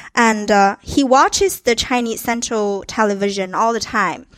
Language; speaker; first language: English; non-native, fluent; Chinese